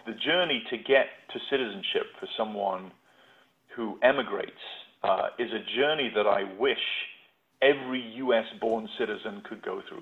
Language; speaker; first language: English; native; English